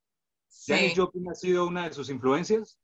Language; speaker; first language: Spanish; native; Spanish